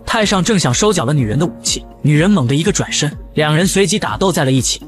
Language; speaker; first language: Chinese; native; Chinese